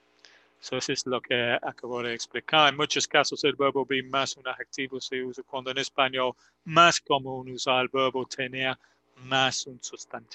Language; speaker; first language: Spanish; non-native, fluent; English